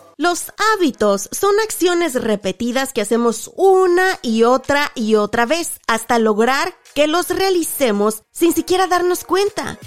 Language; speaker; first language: Spanish; native; Spanish